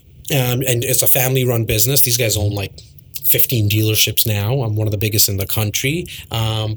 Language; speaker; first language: English; native; English